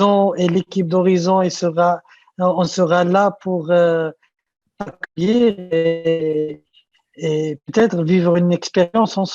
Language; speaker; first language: French; non-native, local second language; Arabic